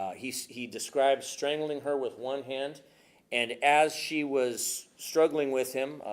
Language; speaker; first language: English; native; English